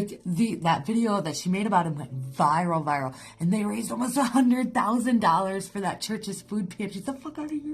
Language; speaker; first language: English; native; English